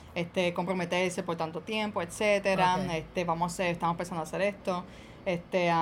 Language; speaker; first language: Spanish; early bilingual, heritage; Spanish